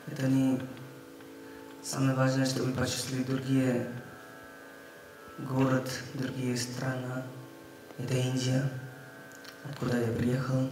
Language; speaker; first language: Russian; non-native, learner; Hindi